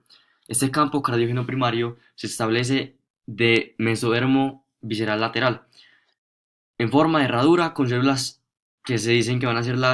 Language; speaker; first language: Spanish; native; Spanish